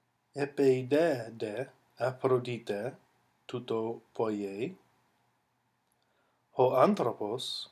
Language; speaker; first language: Greek; non-native, fluent; English